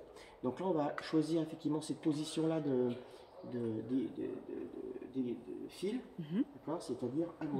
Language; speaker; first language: French; native; French